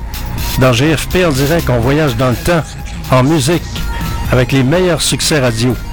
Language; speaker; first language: French; native; French